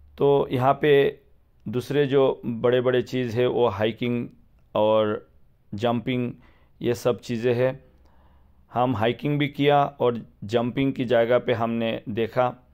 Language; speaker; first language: Hindi; non-native, fluent; Bangla